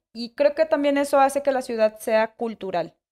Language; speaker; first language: Spanish; native; Spanish